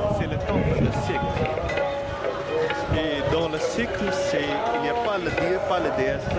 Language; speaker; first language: French; non-native, learner; Hindi